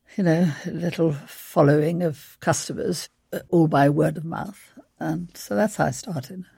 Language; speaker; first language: English; native; English